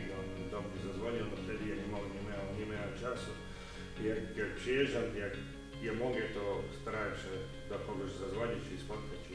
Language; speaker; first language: Polish; non-native, learner; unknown